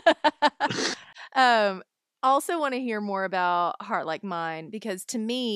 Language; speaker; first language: English; native; English